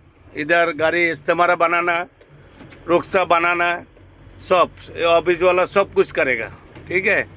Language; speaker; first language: Hindi; non-native, learner; Bangla